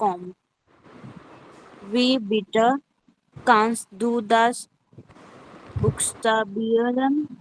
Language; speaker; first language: German; non-native, learner; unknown